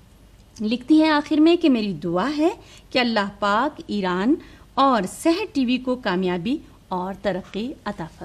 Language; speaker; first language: Urdu; native; Urdu